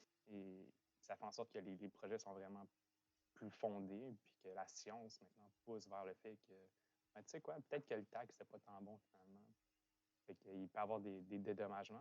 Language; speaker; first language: French; native; French